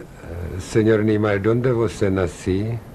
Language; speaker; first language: Portuguese; non-native, learner; Czech